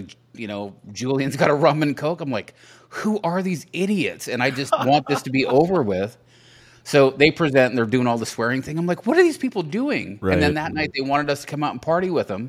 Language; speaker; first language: English; native; English